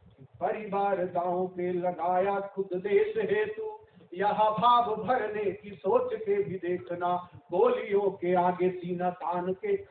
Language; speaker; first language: Hindi; native; Hindi